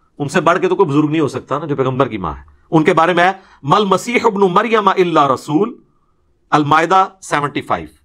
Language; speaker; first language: Urdu; non-native, local second language; Punjabi